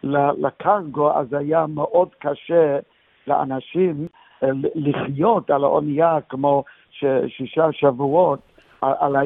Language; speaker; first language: Hebrew; non-native, fluent; English